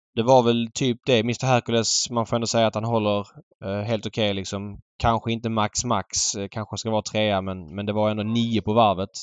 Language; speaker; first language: Swedish; native; Swedish